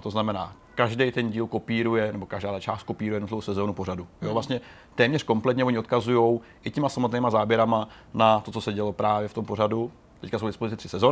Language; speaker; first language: Czech; native; Czech